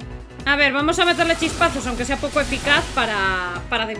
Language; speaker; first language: Spanish; native; Spanish